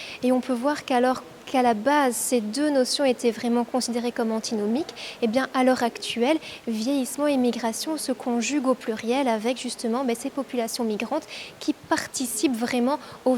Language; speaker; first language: French; native; French